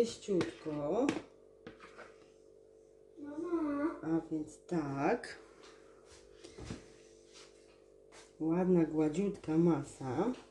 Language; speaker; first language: Polish; native; Polish